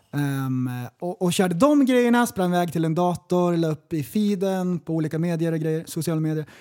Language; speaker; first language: Swedish; native; Swedish